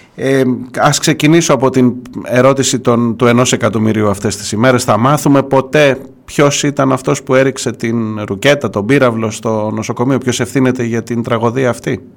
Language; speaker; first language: Greek; native; Greek